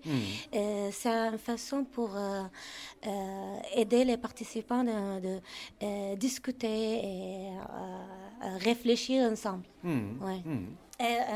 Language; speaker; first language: French; non-native, learner; Arabic